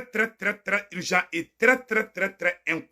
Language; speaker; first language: French; non-native, local second language; Bambara